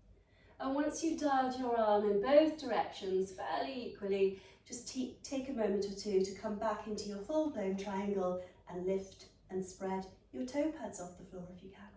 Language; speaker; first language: English; native; English